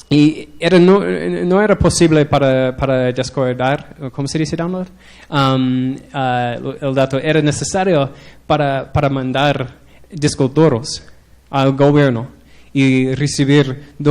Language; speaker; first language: Spanish; non-native, learner; English